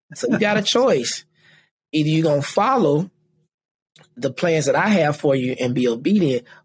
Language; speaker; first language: English; native; English